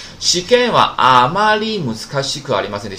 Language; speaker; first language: Japanese; non-native, fluent; Chinese